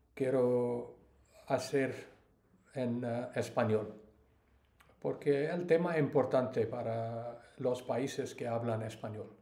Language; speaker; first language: Spanish; non-native, learner; English